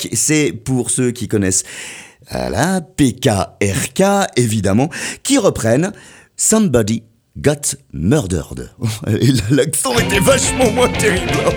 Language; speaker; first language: French; native; French